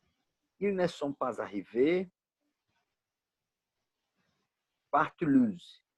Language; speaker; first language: French; non-native, learner; Portuguese